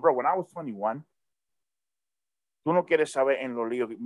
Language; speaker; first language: Spanish; early bilingual, heritage; Spanish